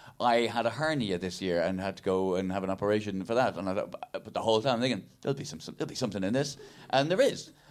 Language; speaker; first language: English; native; English